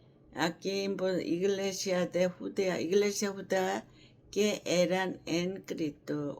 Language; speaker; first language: Spanish; non-native, learner; Korean